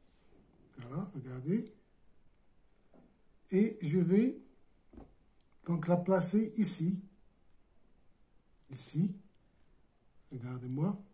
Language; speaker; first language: French; non-native, local second language; Arabic